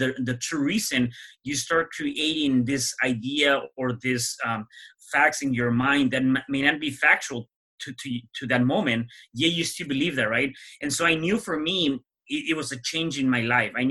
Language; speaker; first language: English; early bilingual, other home language; Spanish